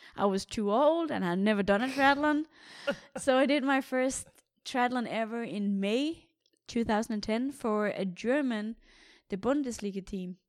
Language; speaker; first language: English; non-native, fluent; Danish